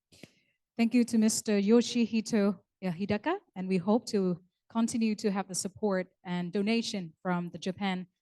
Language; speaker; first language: English; non-native, local second language; Vietnamese